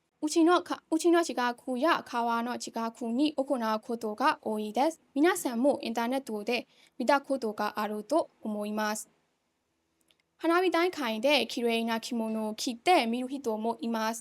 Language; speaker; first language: Japanese; non-native, learner; Burmese